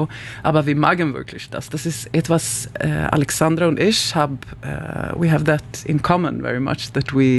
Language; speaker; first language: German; non-native, learner; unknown